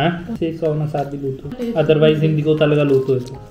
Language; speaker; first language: Filipino; non-native, learner; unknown